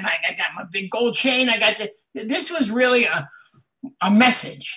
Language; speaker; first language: English; native; English